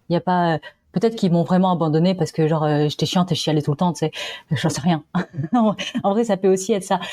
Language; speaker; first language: French; native; French